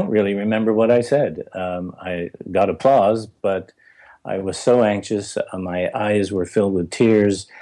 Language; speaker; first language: English; native; English